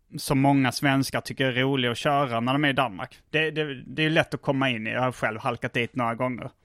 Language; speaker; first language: Swedish; native; Swedish